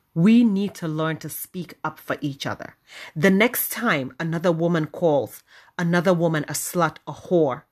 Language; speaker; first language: English; non-native, local second language; Wolof